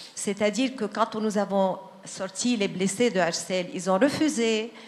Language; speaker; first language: French; non-native, local second language; Arabic